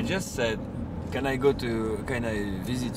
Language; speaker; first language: English; non-native, learner; French